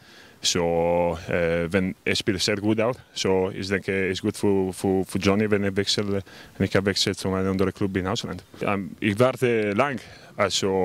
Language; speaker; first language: German; non-native, learner; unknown